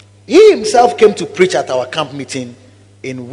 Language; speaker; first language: English; non-native, local second language; Akan